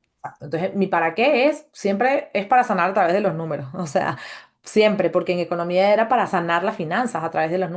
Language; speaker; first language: Spanish; native; Spanish